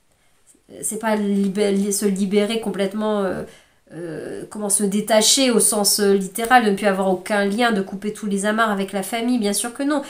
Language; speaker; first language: French; native; French